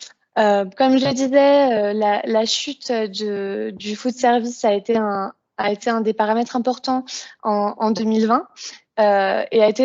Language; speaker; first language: French; native; French